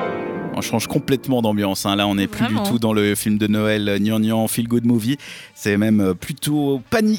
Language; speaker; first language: French; native; French